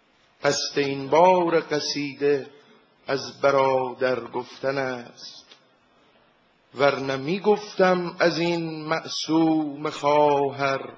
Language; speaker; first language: Persian; native; Persian